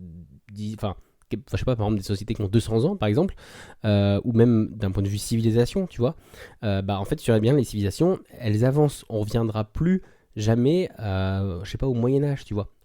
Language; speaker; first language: French; native; French